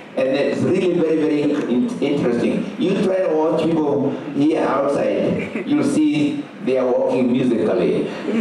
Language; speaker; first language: English; non-native, local second language; Kikuyu